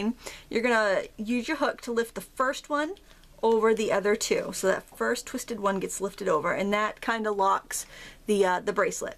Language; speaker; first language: English; native; English